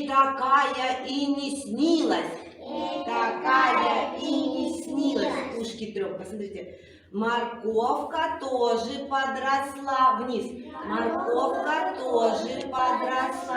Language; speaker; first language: Russian; native; Russian